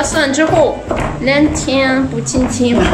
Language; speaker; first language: Chinese; non-native, fluent; Russian